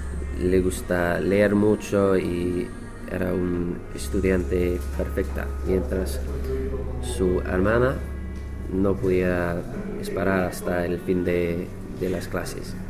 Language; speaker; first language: Spanish; non-native, learner; English